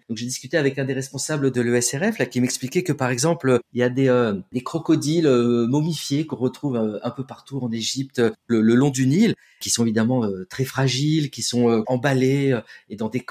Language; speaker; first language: French; native; French